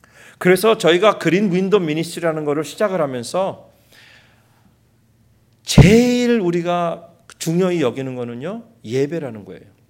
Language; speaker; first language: Korean; early bilingual, heritage; Korean